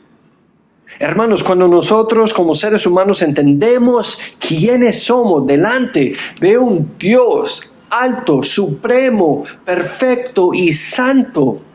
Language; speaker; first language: Spanish; non-native, fluent; English